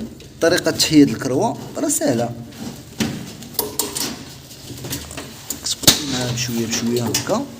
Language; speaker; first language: Arabic; native; Arabic